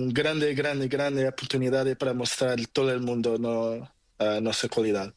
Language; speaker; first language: Spanish; non-native, learner; Portuguese